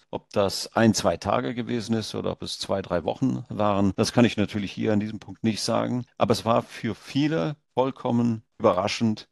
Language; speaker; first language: German; early bilingual, heritage; German